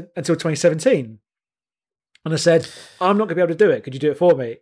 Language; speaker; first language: English; native; English